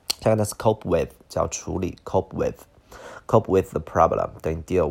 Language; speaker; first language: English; non-native, fluent; Chinese